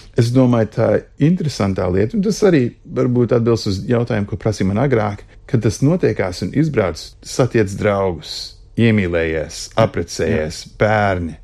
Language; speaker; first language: Latvian; early bilingual, heritage; Latvian